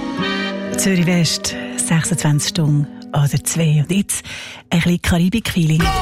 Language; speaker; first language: German; native; German